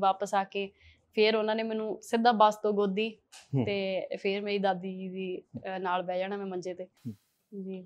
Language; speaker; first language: Punjabi; early bilingual, heritage; Punjabi